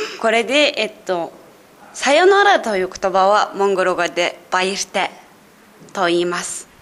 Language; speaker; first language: Japanese; non-native, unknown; Mongolian